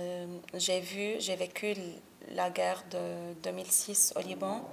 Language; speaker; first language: French; non-native, local second language; Arabic